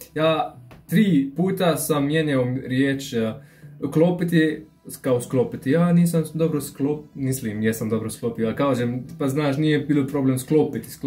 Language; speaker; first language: Bosnian; non-native, fluent; Arabic